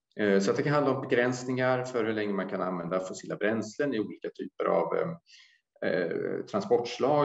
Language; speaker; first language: Swedish; native; Swedish